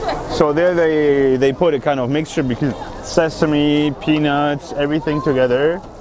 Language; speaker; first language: English; non-native, fluent; German